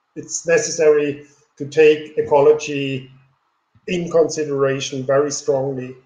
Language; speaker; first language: English; non-native, fluent; German